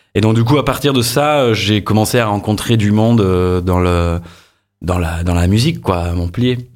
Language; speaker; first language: French; non-native, fluent; English